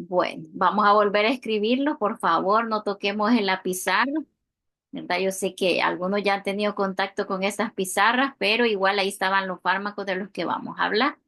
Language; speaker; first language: Spanish; native; Spanish